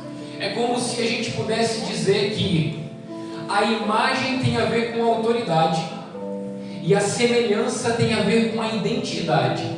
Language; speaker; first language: Portuguese; native; Portuguese